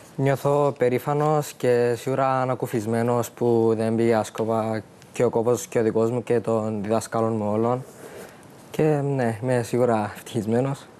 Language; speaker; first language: Greek; early bilingual, other home language; Arabic